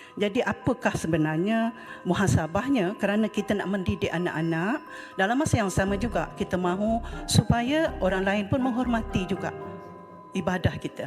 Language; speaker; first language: Malay; native; Malay